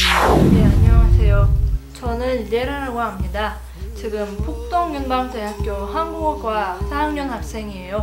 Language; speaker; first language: Korean; non-native, learner; Yakut